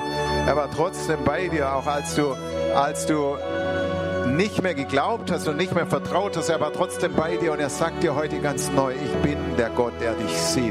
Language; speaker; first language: German; native; German